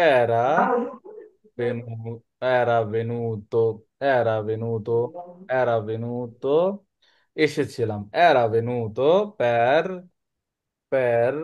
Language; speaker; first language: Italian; non-native, learner; Bangla